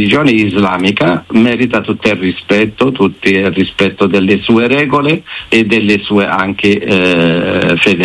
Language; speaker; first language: Italian; non-native, fluent; Arabic